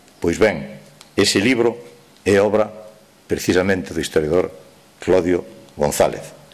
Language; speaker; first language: Galician; native; Galician